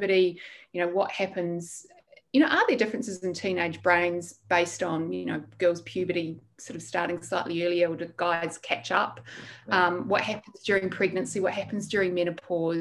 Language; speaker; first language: English; native; English